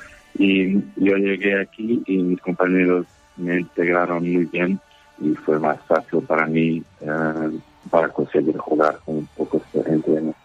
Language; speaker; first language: Spanish; non-native, learner; Portuguese